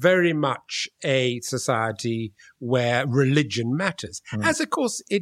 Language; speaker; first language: English; native; English